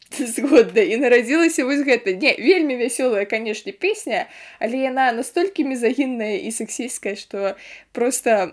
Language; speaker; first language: Belarusian; native; Belarusian